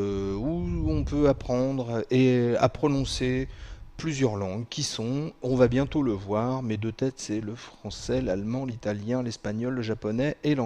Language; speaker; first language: French; native; French